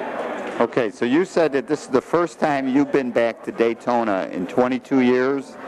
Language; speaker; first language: English; native; English